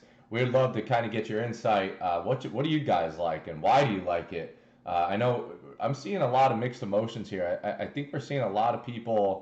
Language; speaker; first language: English; native; English